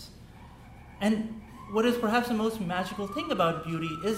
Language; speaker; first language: English; non-native, local second language; Urdu